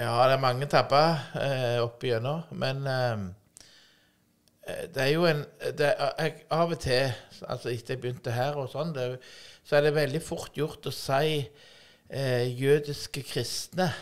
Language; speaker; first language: Norwegian; native; Norwegian